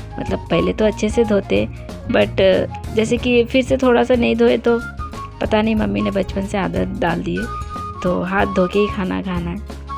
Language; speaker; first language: Hindi; non-native, local second language; Bangla